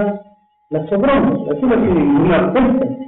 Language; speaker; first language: Spanish; native; Spanish